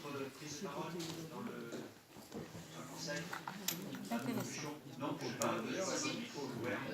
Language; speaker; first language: French; native; French